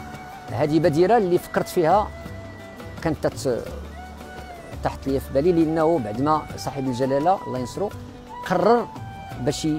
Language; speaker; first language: Arabic; native; Arabic